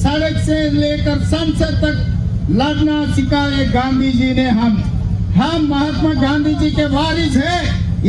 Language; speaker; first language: Hindi; non-native, local second language; Telugu